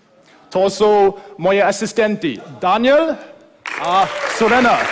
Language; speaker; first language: Czech; non-native, learner; English